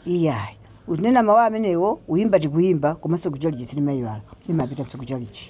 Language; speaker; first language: Nyanja; native; Nyanja